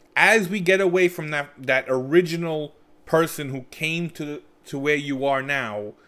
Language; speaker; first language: English; native; English